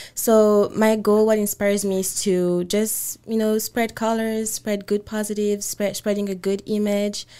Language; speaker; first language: English; non-native, fluent; French